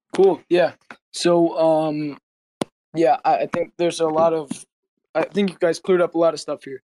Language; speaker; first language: English; native; English